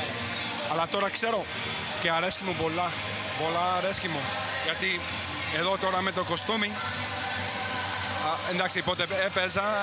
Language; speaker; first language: Greek; non-native, learner; English